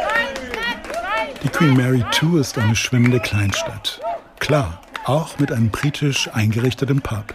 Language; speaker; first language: German; native; German